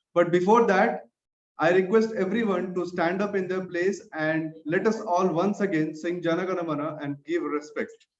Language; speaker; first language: English; non-native, local second language; Hindi